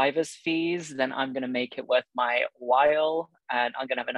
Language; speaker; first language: English; native; English